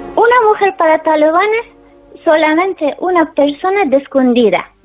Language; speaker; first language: Spanish; non-native, learner; Persian